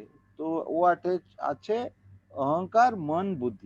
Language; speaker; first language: Bangla; non-native, learner; Hindi